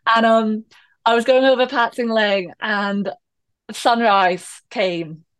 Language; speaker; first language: English; native; English